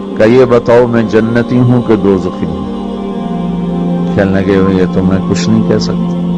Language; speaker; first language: Urdu; non-native, local second language; Punjabi